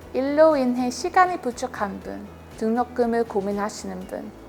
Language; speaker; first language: Korean; non-native, fluent; English